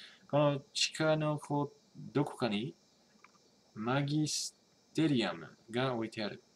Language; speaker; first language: Japanese; non-native, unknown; English